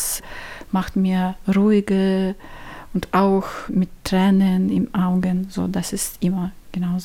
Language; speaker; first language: German; non-native, learner; Ukrainian